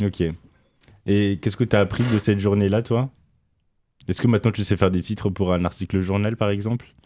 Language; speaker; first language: French; native; French